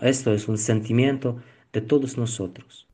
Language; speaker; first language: Spanish; non-native, learner; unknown